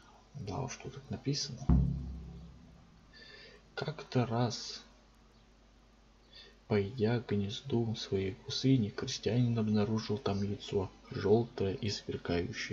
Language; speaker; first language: Russian; native; Russian